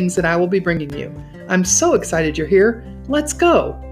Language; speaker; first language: English; native; English